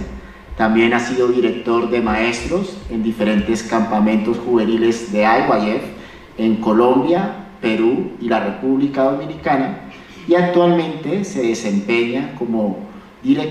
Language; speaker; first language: Spanish; native; Spanish